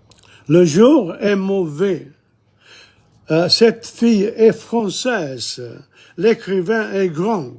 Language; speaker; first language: French; non-native, fluent; English